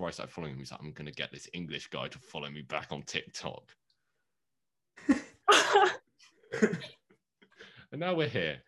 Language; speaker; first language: English; native; English